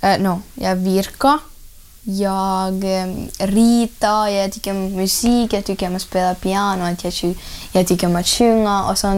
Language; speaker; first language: Swedish; non-native, learner; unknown